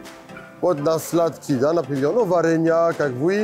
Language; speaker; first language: Russian; non-native, learner; French